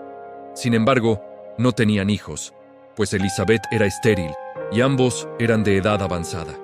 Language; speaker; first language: Spanish; native; Spanish